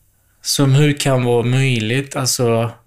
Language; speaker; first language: Swedish; non-native, fluent; Kurdish